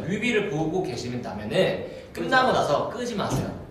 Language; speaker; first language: Korean; native; Korean